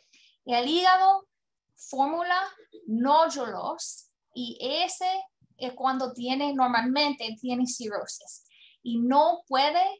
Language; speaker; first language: Spanish; non-native, learner; English